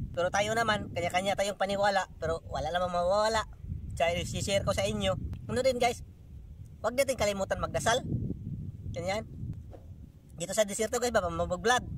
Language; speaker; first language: Filipino; non-native, local second language; Cebuano